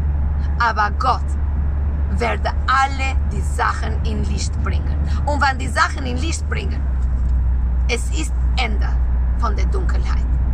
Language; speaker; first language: German; non-native, learner; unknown